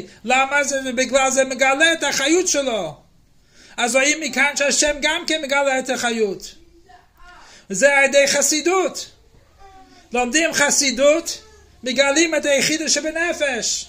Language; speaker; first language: Hebrew; non-native, fluent; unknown